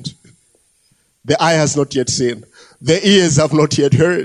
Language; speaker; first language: English; non-native, local second language; Nyanja